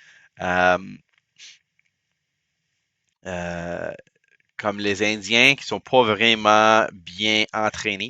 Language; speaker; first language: French; non-native, local second language; English